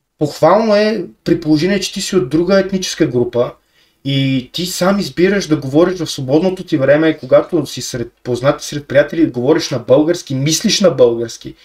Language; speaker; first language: Bulgarian; native; Bulgarian